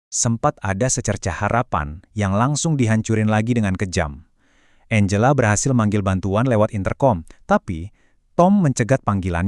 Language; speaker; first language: Indonesian; native; Indonesian